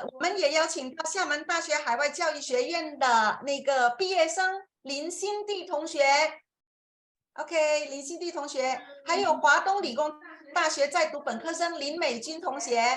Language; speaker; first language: Chinese; non-native, fluent; Indonesian